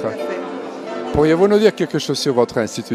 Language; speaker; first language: French; non-native, fluent; Serbian